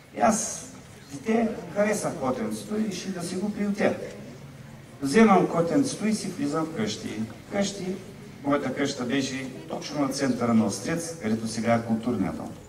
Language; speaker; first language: Bulgarian; native; Bulgarian